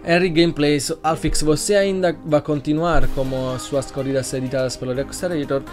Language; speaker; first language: Portuguese; non-native, learner; Italian